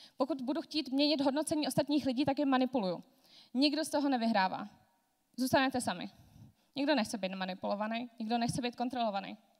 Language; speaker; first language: Czech; non-native, fluent; Georgian